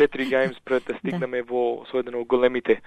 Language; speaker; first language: Macedonian; early bilingual, heritage; Macedonian